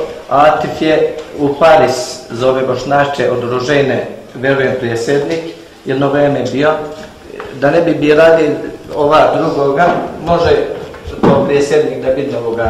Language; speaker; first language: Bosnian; early bilingual, heritage; Bosnian